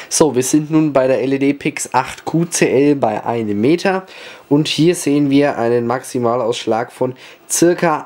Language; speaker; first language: German; native; German